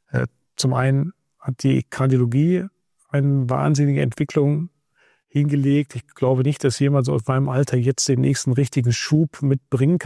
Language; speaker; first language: German; native; German